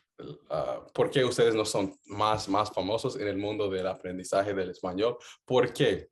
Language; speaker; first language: Spanish; non-native, fluent; English